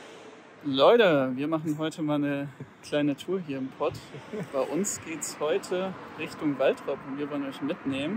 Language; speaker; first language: German; native; German